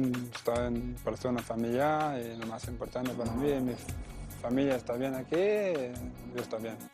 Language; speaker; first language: Spanish; non-native, learner; Danish